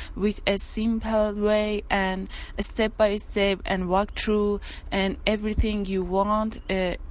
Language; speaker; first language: English; non-native, learner; Persian